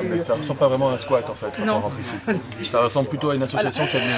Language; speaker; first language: French; native; French